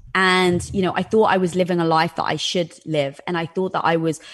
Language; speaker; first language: English; native; English